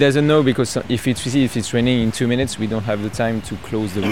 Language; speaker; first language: English; non-native, learner; French